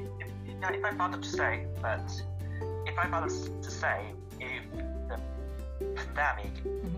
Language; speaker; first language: English; non-native, learner; Korean